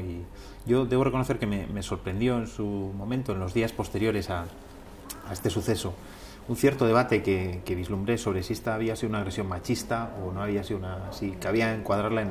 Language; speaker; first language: Spanish; native; Spanish